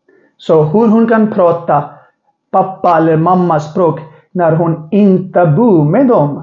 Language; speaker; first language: Swedish; non-native, learner; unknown